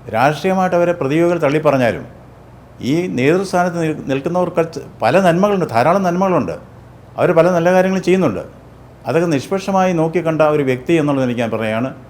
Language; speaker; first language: Malayalam; native; Malayalam